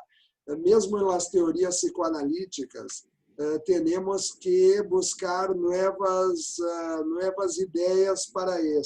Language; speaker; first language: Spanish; non-native, learner; Portuguese